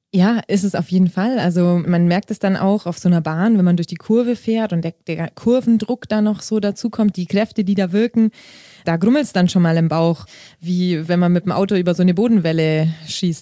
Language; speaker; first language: German; native; German